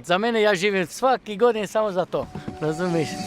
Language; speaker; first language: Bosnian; non-native, learner; Portuguese